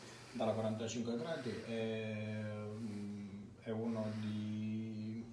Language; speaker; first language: Italian; non-native, learner; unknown